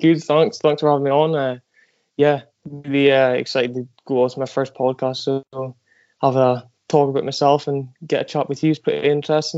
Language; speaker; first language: English; native; English